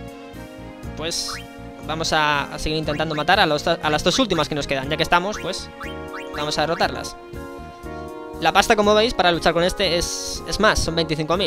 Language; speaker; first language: Spanish; native; Spanish